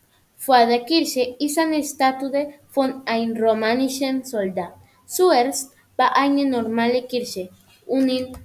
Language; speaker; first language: German; non-native, learner; Spanish